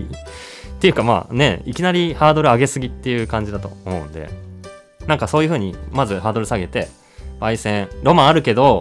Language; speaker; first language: Japanese; native; Japanese